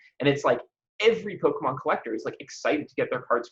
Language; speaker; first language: English; native; English